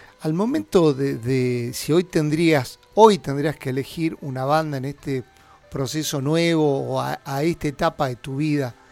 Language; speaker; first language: Spanish; native; Spanish